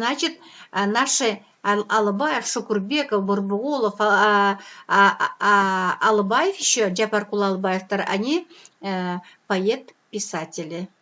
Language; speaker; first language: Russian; non-native, local second language; Kyrgyz